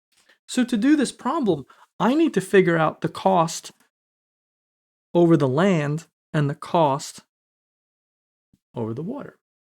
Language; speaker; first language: English; native; English